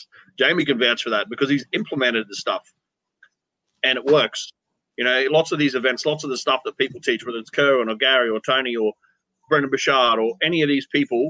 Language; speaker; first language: English; native; English